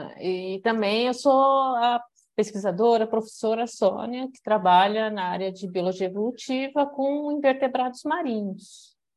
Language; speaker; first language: Portuguese; early bilingual, other home language; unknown